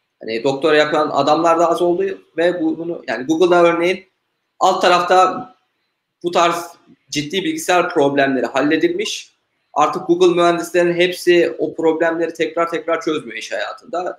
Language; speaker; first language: Turkish; native; Turkish